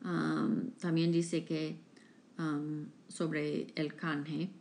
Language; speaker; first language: Spanish; non-native, learner; English